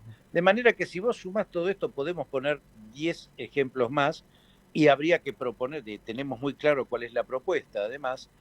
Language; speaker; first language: Spanish; native; Spanish